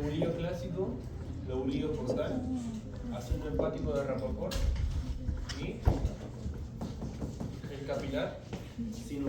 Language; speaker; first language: Spanish; native; Spanish